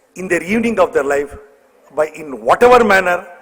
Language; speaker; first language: English; non-native, local second language; Kannada